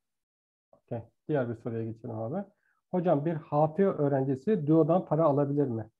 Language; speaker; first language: Turkish; native; Turkish